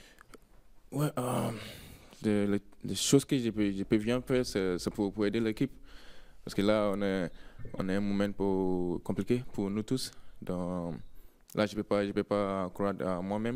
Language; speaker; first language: French; non-native, learner; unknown